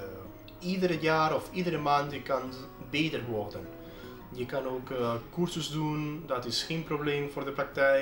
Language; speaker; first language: Dutch; non-native, fluent; Spanish